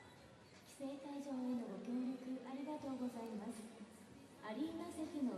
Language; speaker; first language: Japanese; native; Japanese